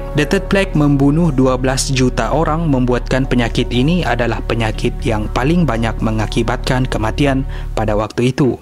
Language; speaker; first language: Malay; native; Malay